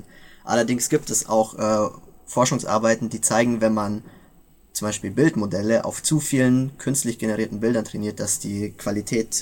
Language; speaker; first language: German; native; German